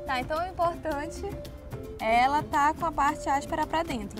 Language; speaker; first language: Portuguese; native; Portuguese